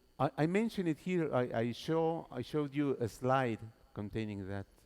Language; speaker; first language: English; non-native, fluent; Spanish